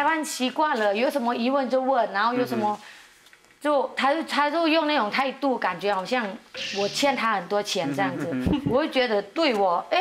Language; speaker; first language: Chinese; non-native, fluent; Thai